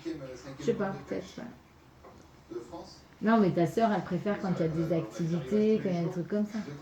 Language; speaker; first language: French; native; French